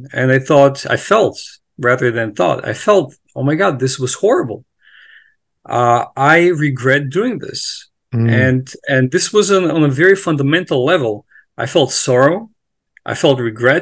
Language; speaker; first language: English; non-native, fluent; Macedonian